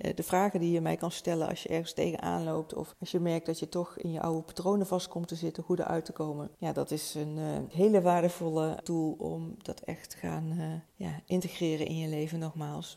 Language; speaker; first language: Dutch; native; Dutch